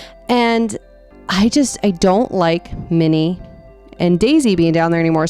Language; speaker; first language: English; native; English